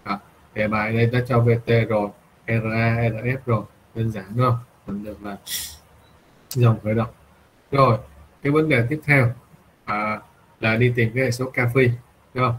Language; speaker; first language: Vietnamese; native; Vietnamese